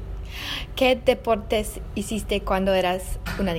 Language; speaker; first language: Spanish; non-native, learner; English